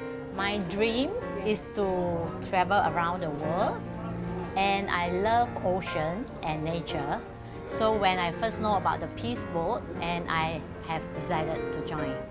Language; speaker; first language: English; non-native, fluent; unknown